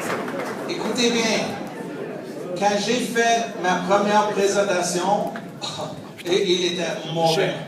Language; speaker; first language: French; non-native, fluent; English